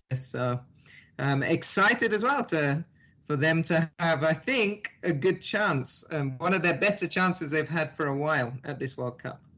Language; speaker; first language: English; native; English